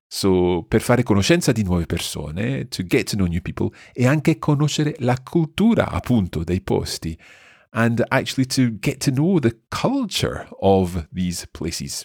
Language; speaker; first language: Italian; non-native, fluent; English